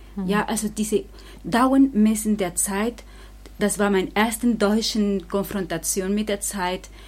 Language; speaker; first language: German; non-native, fluent; Spanish